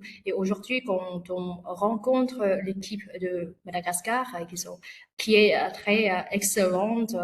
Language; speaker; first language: French; non-native, fluent; Vietnamese